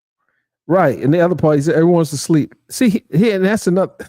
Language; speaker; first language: English; native; English